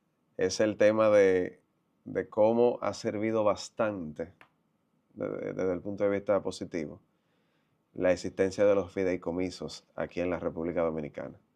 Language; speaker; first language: Spanish; native; Spanish